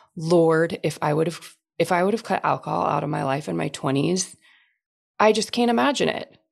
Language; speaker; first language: English; native; English